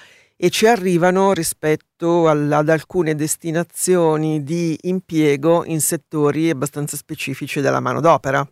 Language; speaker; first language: Italian; native; Italian